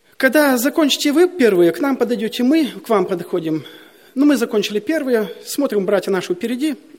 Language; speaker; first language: Russian; native; Russian